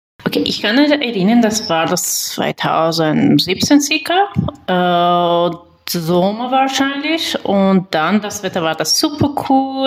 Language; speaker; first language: German; non-native, learner; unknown